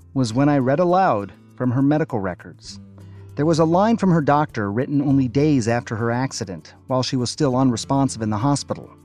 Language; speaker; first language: English; native; English